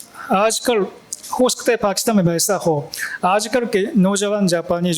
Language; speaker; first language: Hindi; non-native, fluent; Japanese